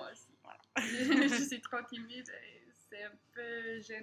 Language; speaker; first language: French; non-native, learner; English